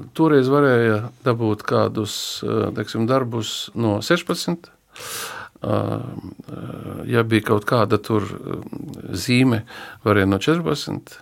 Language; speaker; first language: Latvian; native; Latvian